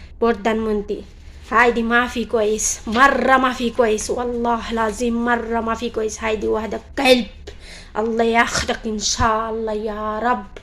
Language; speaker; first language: Arabic; non-native, learner; Bangla